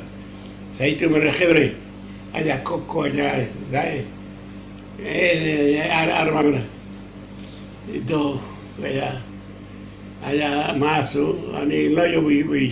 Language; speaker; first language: Hebrew; non-native, learner; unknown